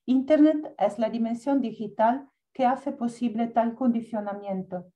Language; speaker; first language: Spanish; non-native, learner; Italian